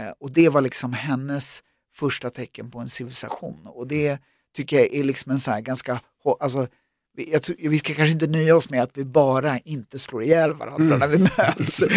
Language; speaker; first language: Swedish; native; Swedish